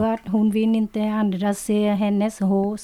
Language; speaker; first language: Swedish; non-native, learner; Vietnamese